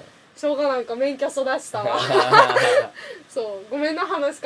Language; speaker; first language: Japanese; native; Japanese